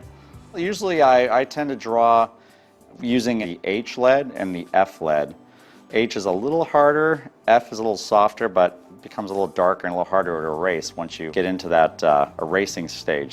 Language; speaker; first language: English; native; English